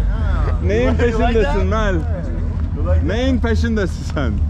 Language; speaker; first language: Turkish; native; Turkish